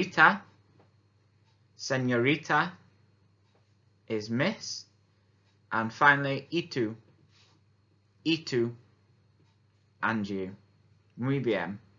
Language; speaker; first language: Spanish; non-native, fluent; English